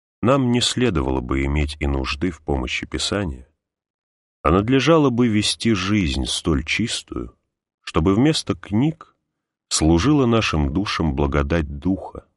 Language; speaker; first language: Russian; native; Russian